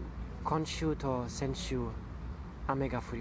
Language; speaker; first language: Japanese; non-native, learner; German